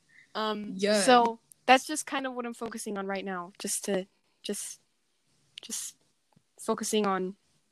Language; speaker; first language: English; native; English